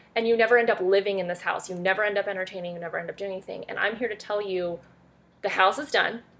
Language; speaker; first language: English; early bilingual, other home language; French